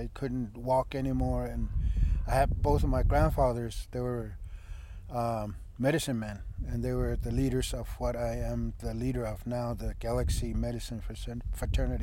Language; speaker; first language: English; early bilingual, other home language; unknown